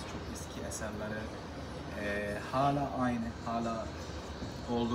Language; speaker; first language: Turkish; non-native, learner; Arabic